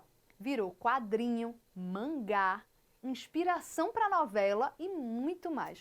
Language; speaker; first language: Portuguese; native; Portuguese